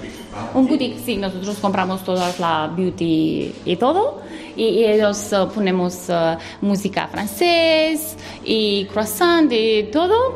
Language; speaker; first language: Spanish; non-native, learner; Romanian